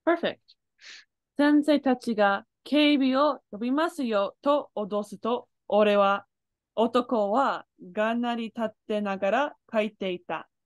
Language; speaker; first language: Japanese; non-native, fluent; English